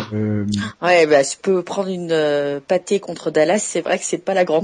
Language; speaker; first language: French; native; French